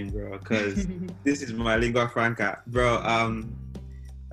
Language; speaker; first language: English; non-native, local second language; Igbo